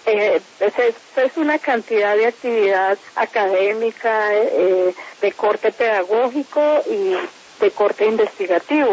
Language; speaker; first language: Spanish; native; Spanish